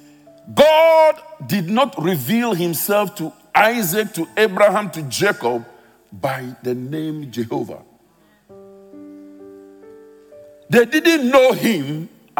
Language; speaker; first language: English; non-native, local second language; Akan